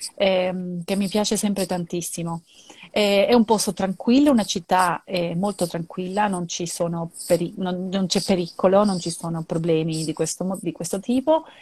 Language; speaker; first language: Italian; non-native, fluent; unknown